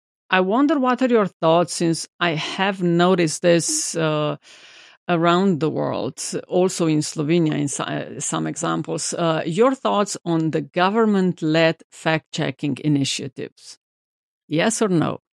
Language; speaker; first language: English; non-native, fluent; Slovenian